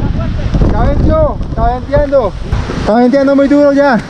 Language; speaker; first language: Spanish; native; Spanish